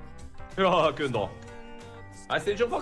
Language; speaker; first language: German; native; German